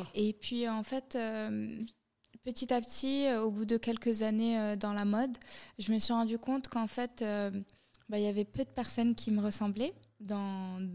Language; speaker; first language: French; non-native, local second language; Arabic